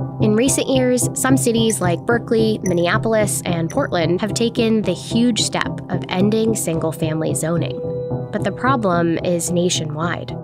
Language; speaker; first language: English; native; English